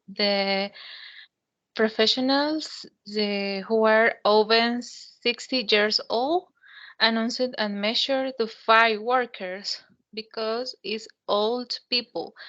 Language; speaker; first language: English; non-native, learner; Spanish